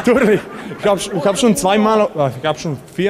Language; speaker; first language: German; non-native, learner; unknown